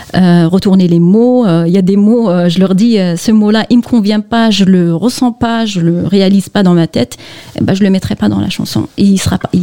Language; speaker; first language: French; non-native, local second language; Kabyle